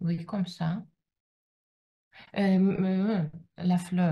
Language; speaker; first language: French; non-native, learner; Russian